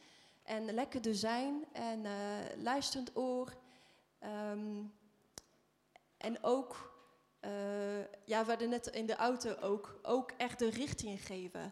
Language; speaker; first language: Dutch; non-native, fluent; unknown